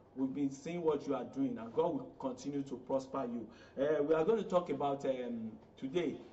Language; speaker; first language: English; non-native, local second language; Yoruba